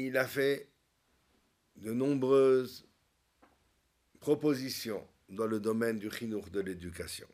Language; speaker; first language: French; native; French